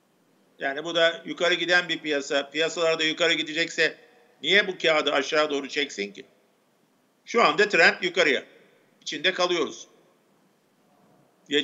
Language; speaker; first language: Turkish; native; Turkish